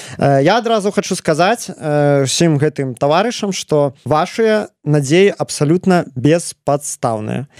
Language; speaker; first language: Belarusian; native; Belarusian